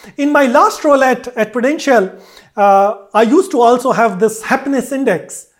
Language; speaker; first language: English; non-native, local second language; Hindi